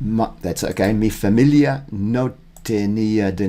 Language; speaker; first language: Spanish; non-native, learner; English